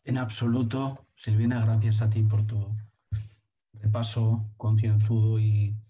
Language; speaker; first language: Spanish; non-native, local second language; Catalan